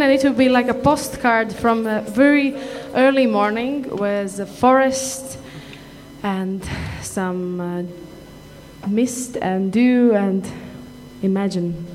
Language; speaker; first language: English; non-native, fluent; Latvian